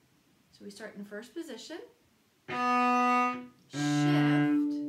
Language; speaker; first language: English; native; English